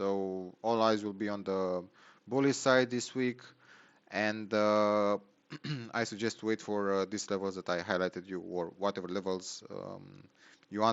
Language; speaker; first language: English; non-native, fluent; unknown